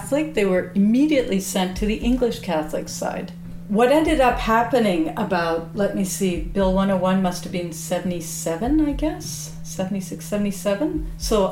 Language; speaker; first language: English; native; English